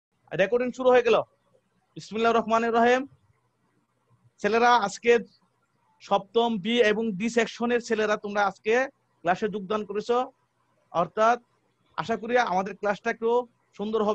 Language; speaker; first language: Bangla; native; Bangla